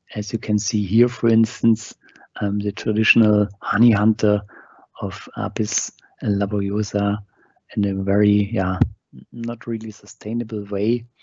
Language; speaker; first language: English; non-native, fluent; German